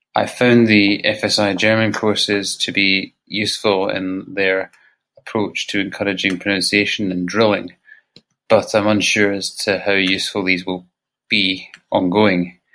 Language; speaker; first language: English; native; English